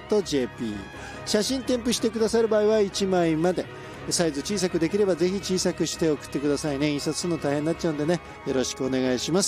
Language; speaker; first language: Japanese; native; Japanese